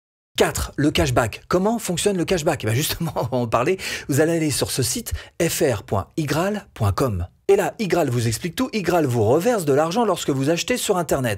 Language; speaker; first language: French; native; French